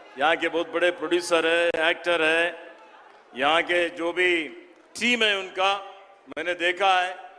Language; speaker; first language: Hindi; non-native, local second language; Kannada